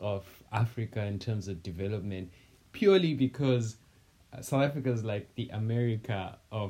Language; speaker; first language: English; non-native, local second language; North Ndebele